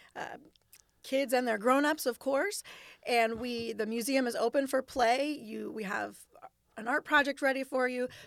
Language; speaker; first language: English; native; English